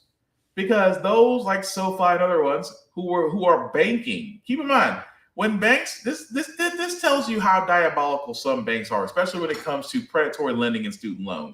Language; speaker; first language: English; native; English